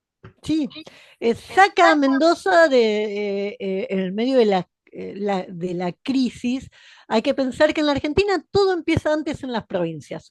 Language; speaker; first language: Spanish; native; Spanish